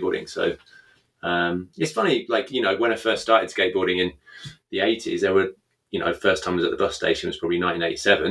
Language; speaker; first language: English; native; English